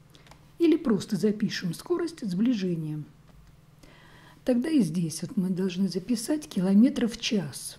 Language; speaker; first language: Russian; native; Russian